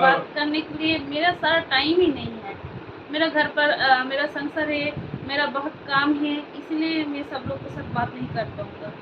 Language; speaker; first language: Hindi; non-native, local second language; Bangla